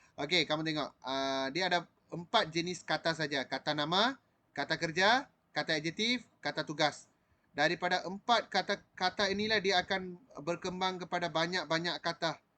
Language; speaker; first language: Malay; non-native, local second language; Tamil